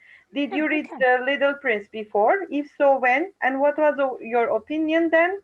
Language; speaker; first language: English; non-native, fluent; Turkish